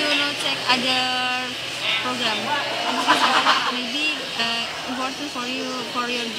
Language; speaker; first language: English; non-native, learner; Indonesian